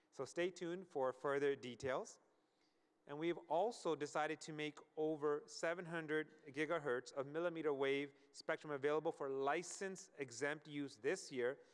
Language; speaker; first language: English; native; English